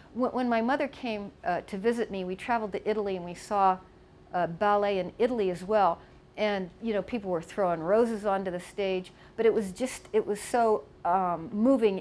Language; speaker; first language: English; native; English